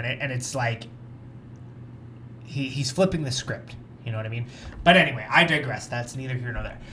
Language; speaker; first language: English; native; English